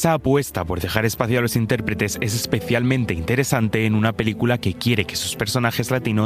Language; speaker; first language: Spanish; native; Spanish